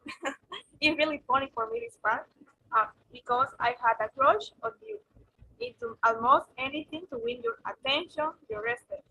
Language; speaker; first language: English; non-native, learner; Spanish